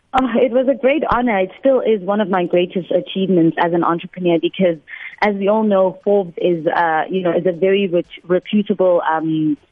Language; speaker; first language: English; non-native, local second language; Northern Sotho